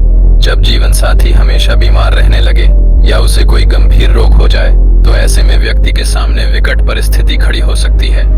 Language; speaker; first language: Hindi; native; Hindi